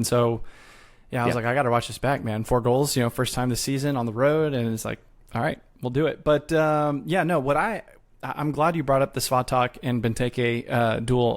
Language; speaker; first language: English; native; English